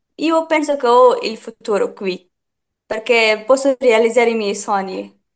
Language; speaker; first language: Italian; non-native, learner; Persian